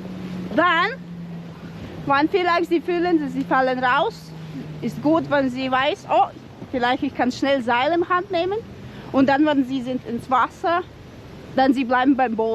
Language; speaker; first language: German; non-native, learner; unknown